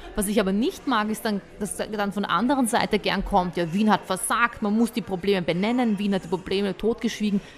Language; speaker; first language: German; early bilingual, other home language; Bosnian